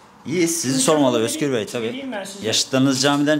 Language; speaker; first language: Turkish; native; Turkish